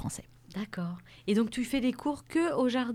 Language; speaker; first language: French; native; French